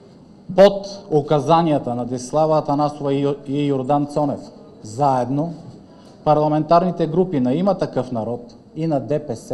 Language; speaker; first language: Bulgarian; native; Bulgarian